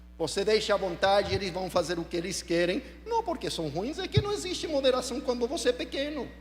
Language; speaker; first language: Portuguese; non-native, fluent; English